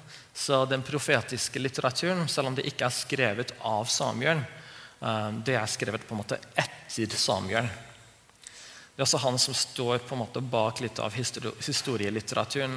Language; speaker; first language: Norwegian; non-native, fluent; English